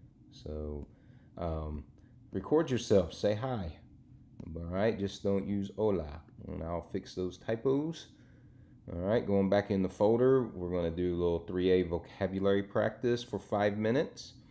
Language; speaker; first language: English; native; English